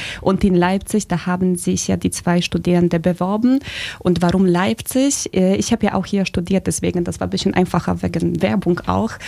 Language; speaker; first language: German; non-native, fluent; Polish